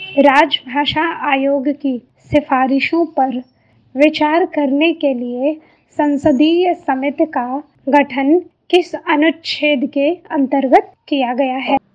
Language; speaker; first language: Hindi; native; Hindi